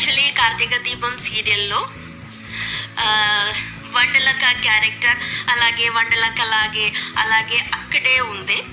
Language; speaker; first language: Telugu; non-native, learner; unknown